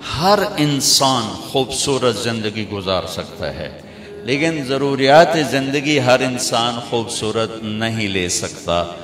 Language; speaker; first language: Urdu; non-native, local second language; Punjabi